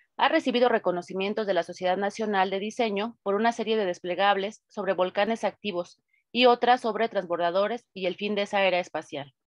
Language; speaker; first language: Spanish; native; Spanish